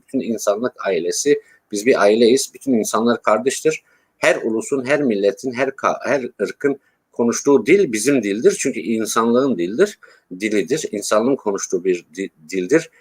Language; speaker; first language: Turkish; non-native, local second language; Kurdish